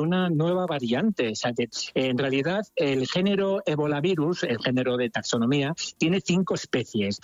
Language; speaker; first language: Spanish; native; Spanish